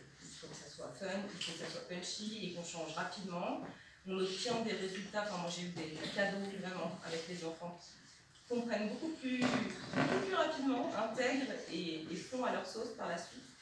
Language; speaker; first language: French; native; French